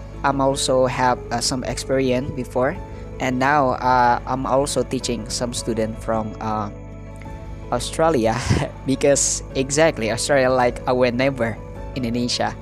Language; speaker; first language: English; non-native, learner; Indonesian